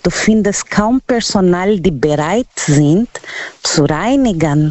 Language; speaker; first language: German; non-native, learner; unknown